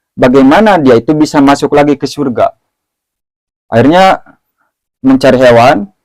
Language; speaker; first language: Indonesian; non-native, local second language; Sundanese